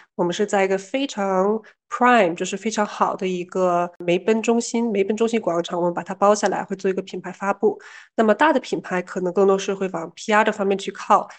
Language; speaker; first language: Chinese; early bilingual, heritage; Chinese